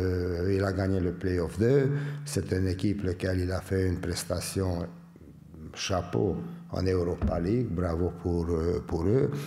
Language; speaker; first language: French; non-native, fluent; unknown